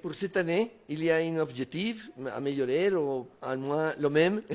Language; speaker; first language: French; non-native, learner; Spanish